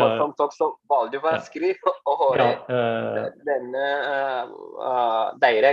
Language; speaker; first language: Norwegian; non-native, learner; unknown